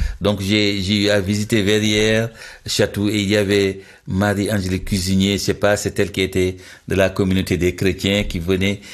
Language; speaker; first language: French; non-native, local second language; Wolof